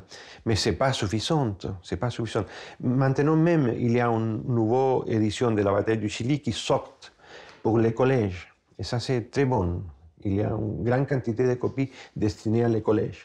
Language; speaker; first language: French; non-native, fluent; Spanish